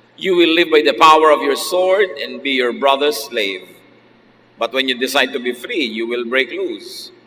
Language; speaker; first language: English; non-native, local second language; Filipino